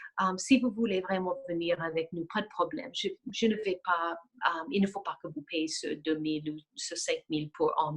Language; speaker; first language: French; non-native, fluent; English